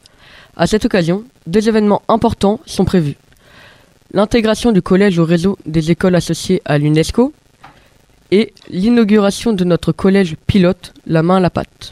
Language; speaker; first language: French; native; French